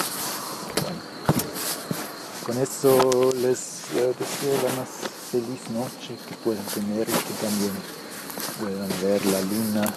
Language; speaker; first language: Spanish; non-native, fluent; German